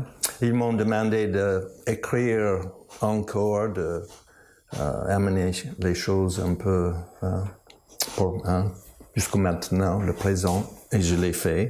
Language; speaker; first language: French; non-native, fluent; English